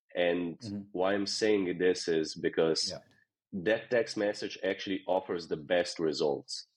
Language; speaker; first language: English; non-native, fluent; Slovenian